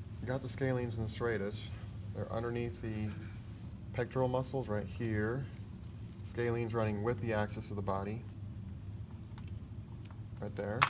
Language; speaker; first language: English; native; English